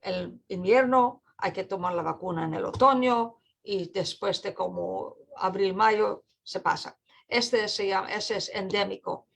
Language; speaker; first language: Spanish; non-native, fluent; English